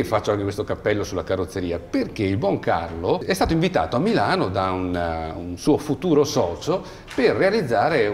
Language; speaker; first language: Italian; native; Italian